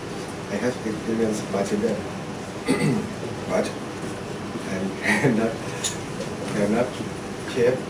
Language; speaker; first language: English; non-native, learner; Thai